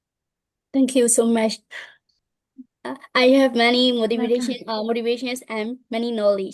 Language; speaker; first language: English; non-native, learner; Burmese